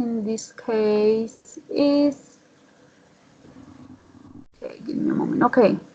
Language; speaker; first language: English; non-native, learner; Spanish